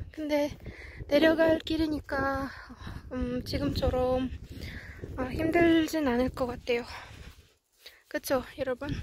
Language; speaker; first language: Korean; non-native, learner; Kazakh